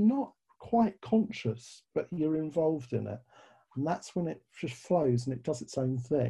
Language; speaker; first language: English; native; English